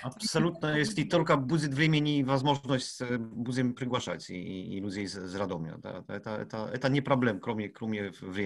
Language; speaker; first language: Russian; non-native, learner; Polish